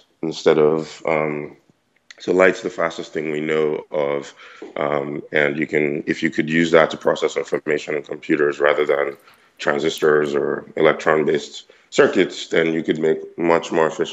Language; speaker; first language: English; non-native, local second language; Yoruba